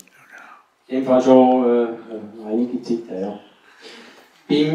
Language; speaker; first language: German; native; German